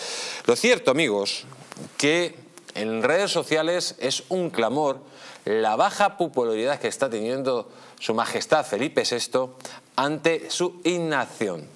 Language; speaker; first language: Spanish; native; Spanish